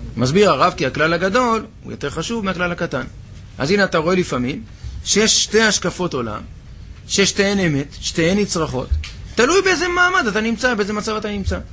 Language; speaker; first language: Hebrew; native; Hebrew